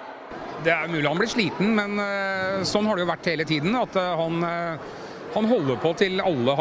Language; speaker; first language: Norwegian; native; Norwegian